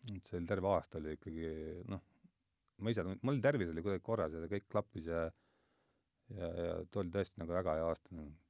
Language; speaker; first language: Estonian; native; Estonian